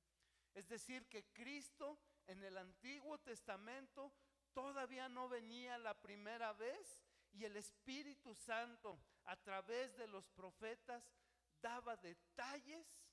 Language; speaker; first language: Spanish; native; Spanish